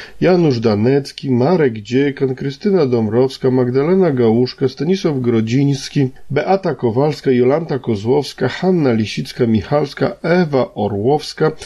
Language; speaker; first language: Polish; native; Polish